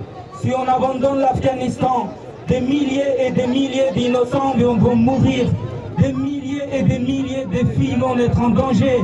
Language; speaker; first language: French; non-native, fluent; Persian